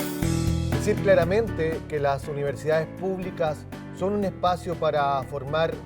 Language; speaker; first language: Spanish; native; Spanish